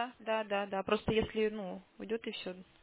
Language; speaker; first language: Russian; native; Russian